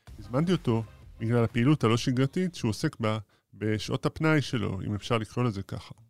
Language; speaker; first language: Hebrew; native; Hebrew